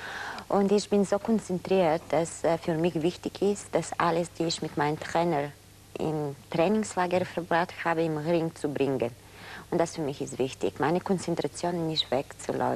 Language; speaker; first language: German; non-native, fluent; Bulgarian